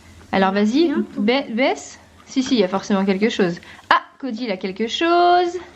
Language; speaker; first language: French; native; French